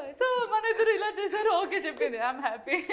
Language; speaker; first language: Telugu; non-native, fluent; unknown